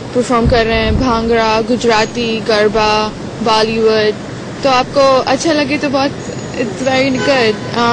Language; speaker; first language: Hindi; non-native, local second language; Gujarati